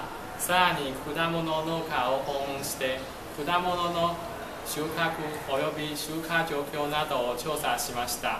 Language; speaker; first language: Japanese; non-native, learner; Chinese